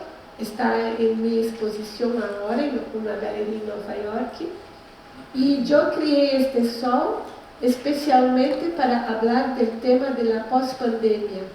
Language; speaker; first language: Spanish; non-native, learner; Portuguese